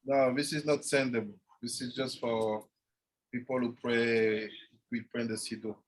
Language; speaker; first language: English; non-native, fluent; French